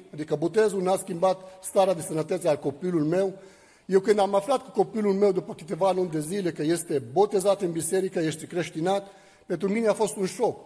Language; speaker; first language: Romanian; non-native, fluent; Arabic